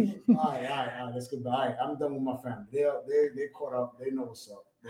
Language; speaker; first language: English; non-native, fluent; Spanish